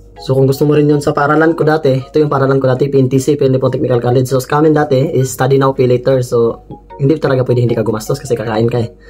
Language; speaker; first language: Filipino; non-native, local second language; Cebuano